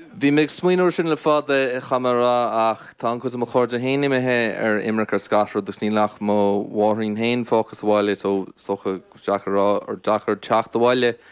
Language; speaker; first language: Irish; native; Irish